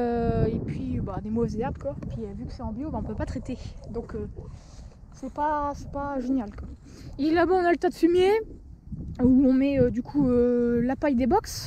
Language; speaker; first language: French; native; French